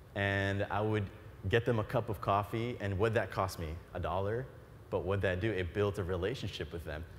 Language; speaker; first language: English; native; English